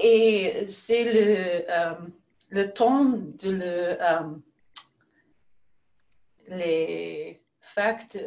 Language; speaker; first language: French; non-native, learner; English